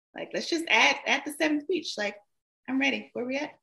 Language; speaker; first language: English; native; English